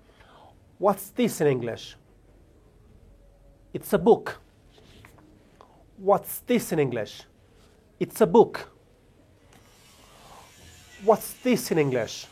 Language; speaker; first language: English; non-native, fluent; Amharic